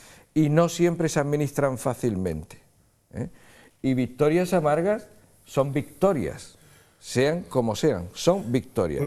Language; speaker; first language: Spanish; native; Spanish